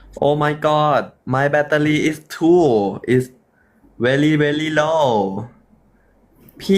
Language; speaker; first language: English; non-native, learner; Thai